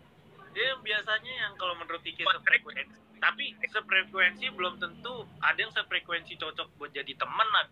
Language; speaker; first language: Indonesian; native; Indonesian